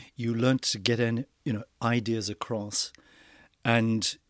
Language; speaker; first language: English; native; English